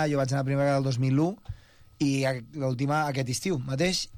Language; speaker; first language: Catalan; early bilingual, other home language; Bosnian